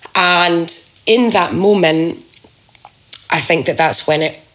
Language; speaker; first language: English; native; English